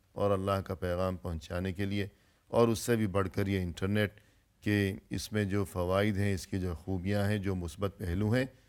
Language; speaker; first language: Urdu; native; Urdu